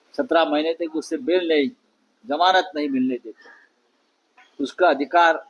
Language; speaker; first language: Hindi; non-native, local second language; Marathi